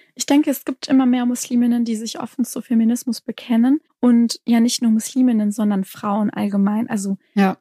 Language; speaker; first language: German; native; German